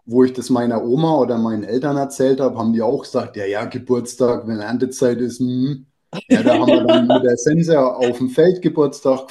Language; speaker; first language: German; native; German